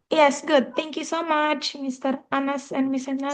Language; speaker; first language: English; non-native, fluent; Indonesian